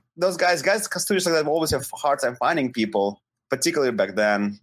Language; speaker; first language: English; non-native, fluent; Ukrainian